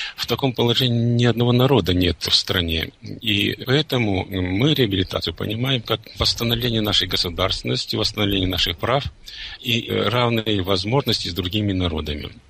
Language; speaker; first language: Russian; non-native, local second language; German